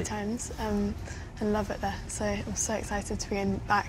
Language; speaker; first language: English; native; English